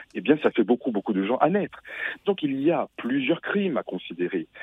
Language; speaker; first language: French; native; French